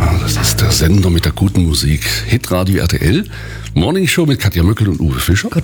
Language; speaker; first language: German; native; German